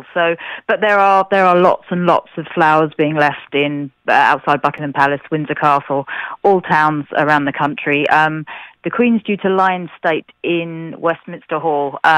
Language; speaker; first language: English; native; English